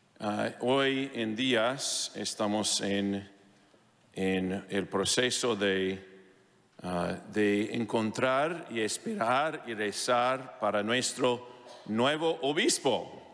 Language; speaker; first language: Spanish; non-native, fluent; English